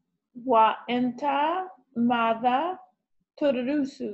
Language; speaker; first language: Arabic; non-native, learner; English